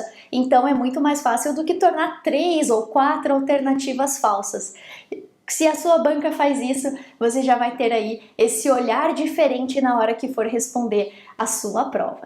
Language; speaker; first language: Portuguese; native; Portuguese